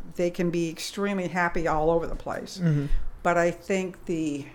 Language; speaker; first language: English; native; English